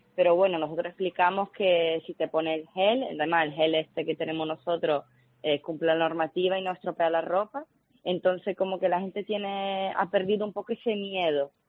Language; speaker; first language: Spanish; non-native, fluent; Italian